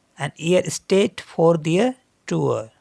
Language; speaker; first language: German; non-native, learner; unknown